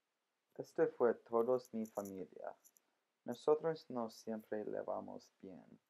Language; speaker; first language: Spanish; non-native, learner; English